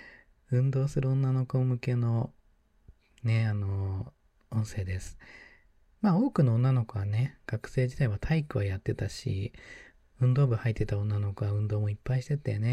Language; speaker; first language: Japanese; native; Japanese